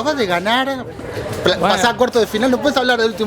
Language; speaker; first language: Spanish; native; Spanish